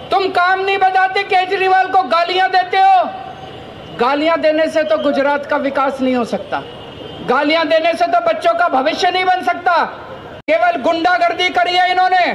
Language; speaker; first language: Hindi; native; Hindi